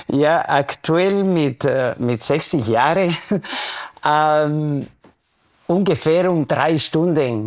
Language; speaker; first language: German; non-native, fluent; Spanish